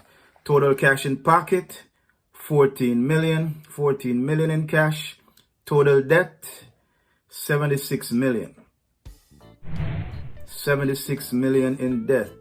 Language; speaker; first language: English; native; English